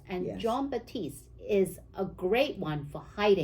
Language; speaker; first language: English; native; English